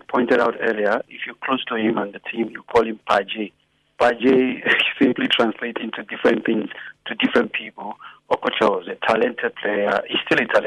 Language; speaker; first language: English; non-native, local second language; Yoruba